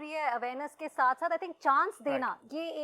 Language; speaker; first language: Hindi; native; Hindi